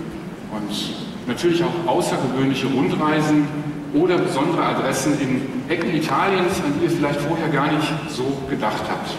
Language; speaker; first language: German; native; German